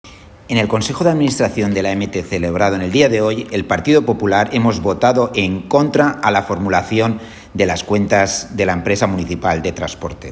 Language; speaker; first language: Spanish; native; Spanish